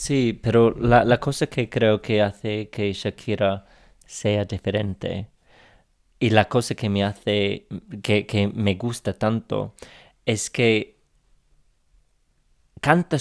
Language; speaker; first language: Spanish; non-native, fluent; English